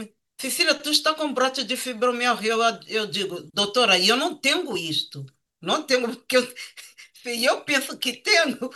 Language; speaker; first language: Portuguese; non-native, learner; Spanish